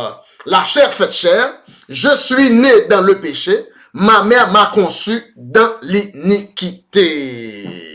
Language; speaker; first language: French; non-native, local second language; Haitian Creole